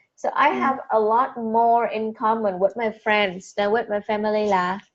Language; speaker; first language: English; non-native, fluent; Vietnamese